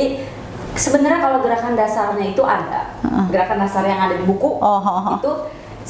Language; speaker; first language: Indonesian; native; Indonesian